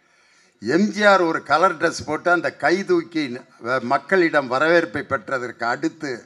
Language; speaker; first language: Tamil; native; Tamil